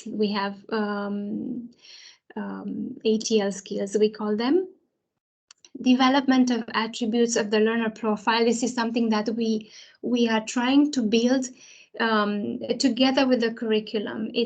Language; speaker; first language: English; non-native, fluent; Romanian